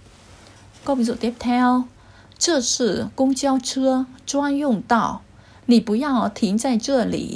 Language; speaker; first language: Chinese; non-native, fluent; Vietnamese